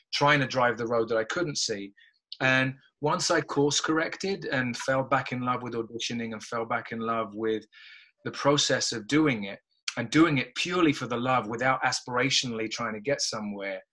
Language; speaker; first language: English; native; English